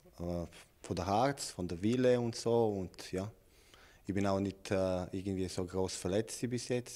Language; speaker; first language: German; non-native, learner; Serbian